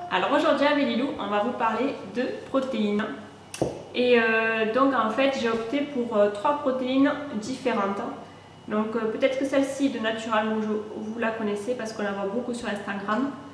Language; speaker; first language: French; native; French